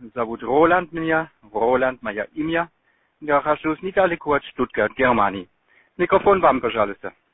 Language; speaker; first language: Russian; non-native, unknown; German